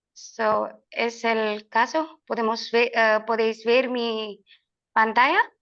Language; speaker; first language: Spanish; non-native, learner; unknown